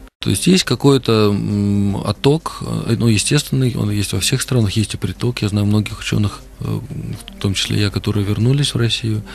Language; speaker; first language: Russian; native; Russian